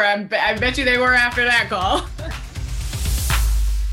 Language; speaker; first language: English; native; English